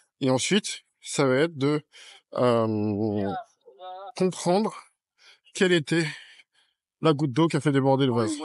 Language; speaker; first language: French; native; French